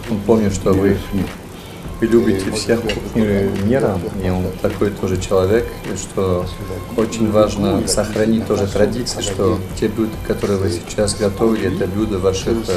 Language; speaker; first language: Russian; non-native, fluent; French